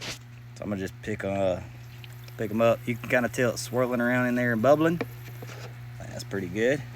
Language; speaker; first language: English; native; English